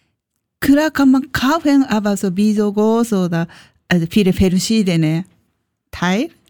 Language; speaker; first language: German; non-native, learner; Japanese